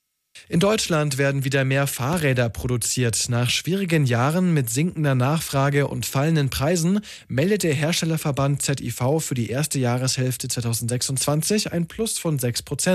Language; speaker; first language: German; native; German